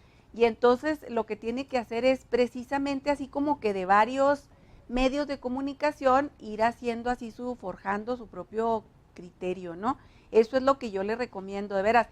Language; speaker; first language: Spanish; native; Spanish